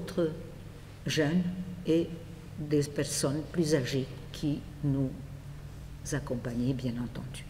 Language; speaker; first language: French; non-native, fluent; Polish